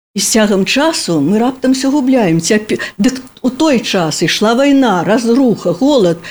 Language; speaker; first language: Belarusian; native; Belarusian